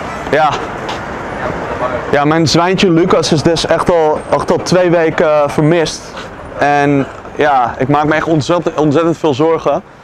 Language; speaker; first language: Dutch; native; Dutch